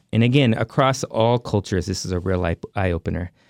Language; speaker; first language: English; early bilingual, other home language; Hindi